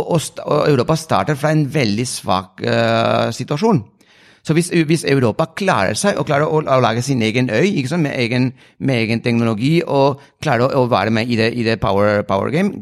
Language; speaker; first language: Norwegian; non-native, fluent; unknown